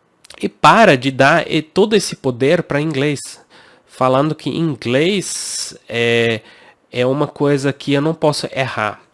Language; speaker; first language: Portuguese; non-native, fluent; English